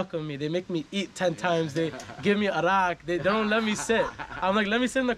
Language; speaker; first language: English; native; English